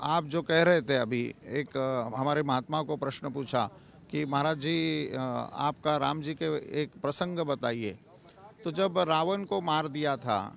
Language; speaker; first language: Hindi; non-native, local second language; Marathi